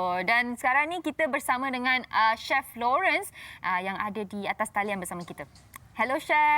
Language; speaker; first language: Malay; non-native, local second language; Chinese